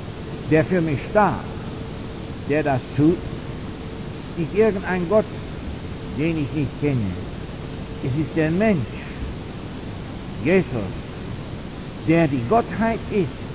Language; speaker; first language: German; non-native, fluent; English